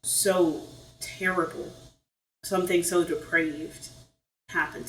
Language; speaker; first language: English; native; English